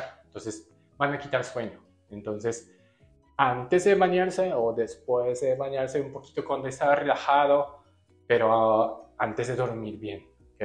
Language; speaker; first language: Spanish; non-native, learner; Japanese